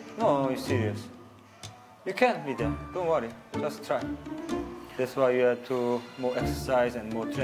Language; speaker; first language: English; non-native, learner; Korean